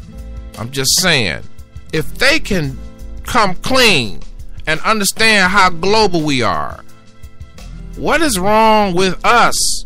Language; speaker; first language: English; native; English